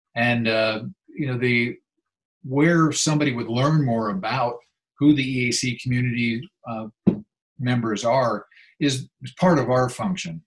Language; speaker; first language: English; native; English